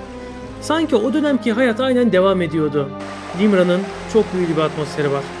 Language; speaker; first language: Turkish; native; Turkish